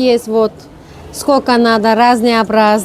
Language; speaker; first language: Russian; non-native, local second language; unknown